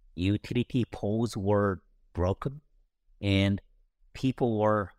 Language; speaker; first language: English; non-native, fluent; Japanese